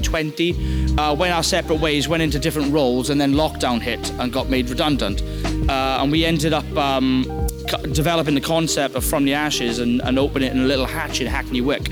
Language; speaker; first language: English; native; English